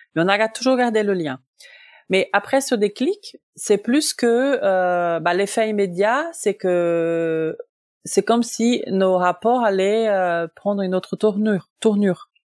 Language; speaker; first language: French; non-native, fluent; Portuguese